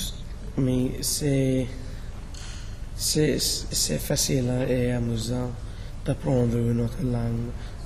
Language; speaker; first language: French; non-native, learner; English